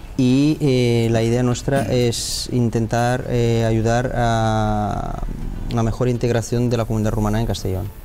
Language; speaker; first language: Spanish; non-native, fluent; Romanian